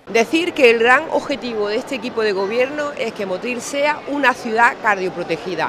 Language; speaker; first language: Spanish; native; Spanish